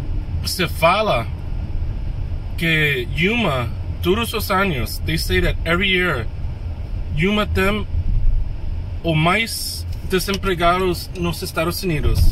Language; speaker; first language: Portuguese; non-native, learner; English